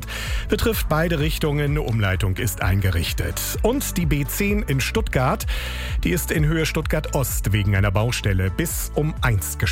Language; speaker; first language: German; native; German